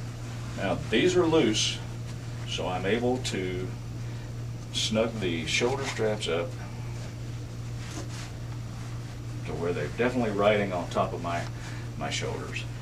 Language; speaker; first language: English; native; English